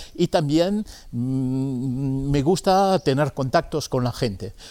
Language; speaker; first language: Spanish; non-native, fluent; French